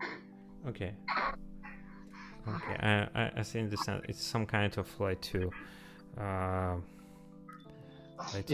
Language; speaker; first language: English; non-native, learner; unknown